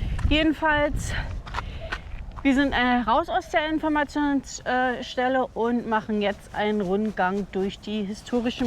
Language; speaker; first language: German; native; German